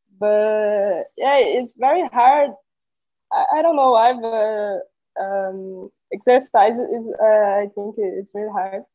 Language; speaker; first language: English; non-native, learner; Portuguese